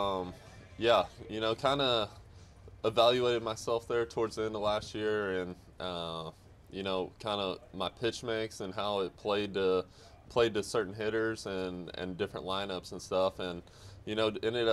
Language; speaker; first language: English; native; English